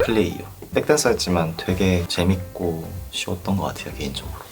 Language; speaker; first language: Korean; native; Korean